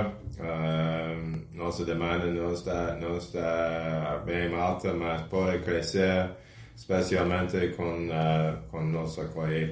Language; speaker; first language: Portuguese; non-native, fluent; English